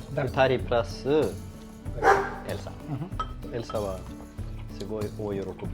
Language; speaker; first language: Japanese; non-native, fluent; Swedish